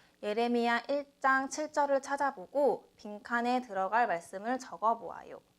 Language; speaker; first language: Korean; native; Korean